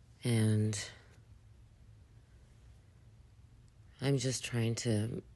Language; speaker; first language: English; native; English